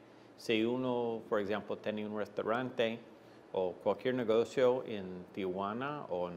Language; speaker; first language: Spanish; non-native, fluent; English